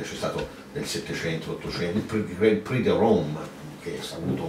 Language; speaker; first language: Italian; native; Italian